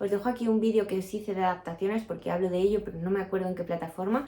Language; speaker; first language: Spanish; native; Spanish